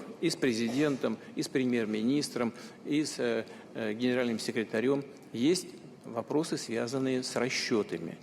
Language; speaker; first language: Russian; native; Russian